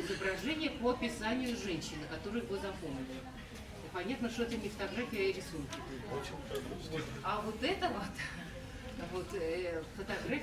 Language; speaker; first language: Russian; native; Russian